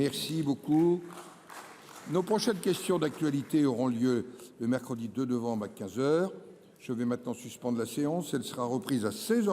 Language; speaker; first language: French; native; French